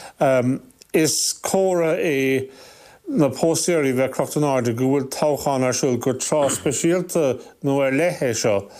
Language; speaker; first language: Irish; native; Irish